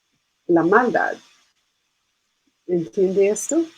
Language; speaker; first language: Spanish; non-native, fluent; English